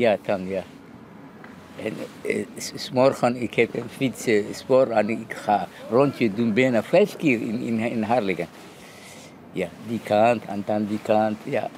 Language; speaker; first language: Dutch; non-native, learner; Somali